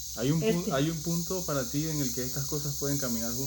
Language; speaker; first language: Spanish; native; Spanish